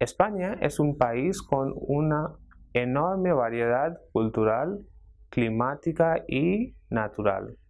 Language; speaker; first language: Spanish; non-native, fluent; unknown